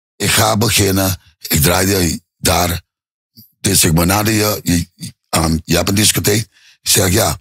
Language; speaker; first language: Dutch; non-native, local second language; Papiamento